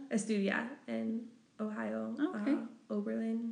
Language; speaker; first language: Spanish; non-native, learner; English